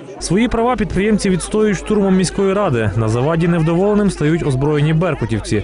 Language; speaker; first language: Ukrainian; native; Ukrainian